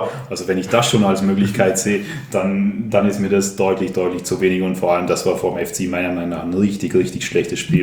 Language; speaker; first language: German; native; German